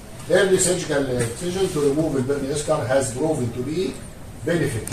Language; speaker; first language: English; non-native, fluent; Arabic